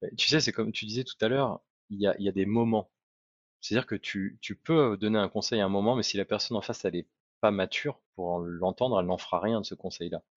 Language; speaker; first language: French; native; French